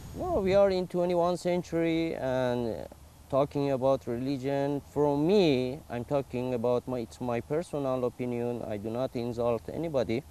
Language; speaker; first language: English; non-native, learner; Persian